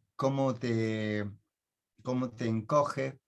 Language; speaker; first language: Spanish; non-native, fluent; English